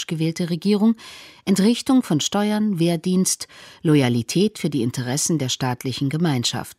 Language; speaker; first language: German; native; German